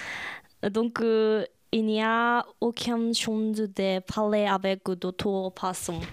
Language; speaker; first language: French; non-native, learner; Japanese